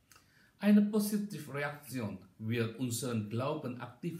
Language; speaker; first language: German; non-native, learner; Indonesian